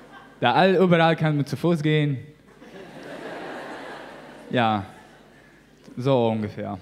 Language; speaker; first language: German; non-native, learner; Latvian